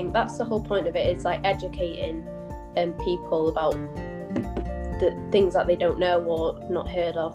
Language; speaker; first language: English; native; English